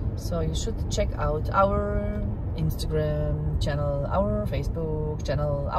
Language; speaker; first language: English; non-native, fluent; German